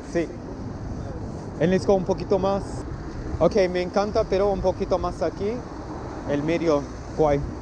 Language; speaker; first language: Spanish; non-native, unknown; English